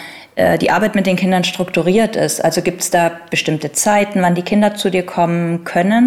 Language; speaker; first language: German; native; German